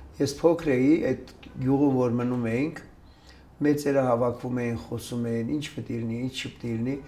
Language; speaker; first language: Armenian; early bilingual, other home language; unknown